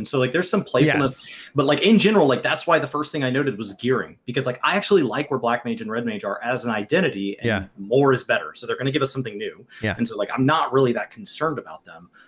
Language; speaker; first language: English; native; English